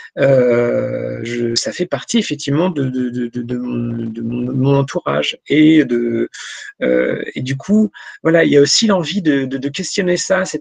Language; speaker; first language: French; native; French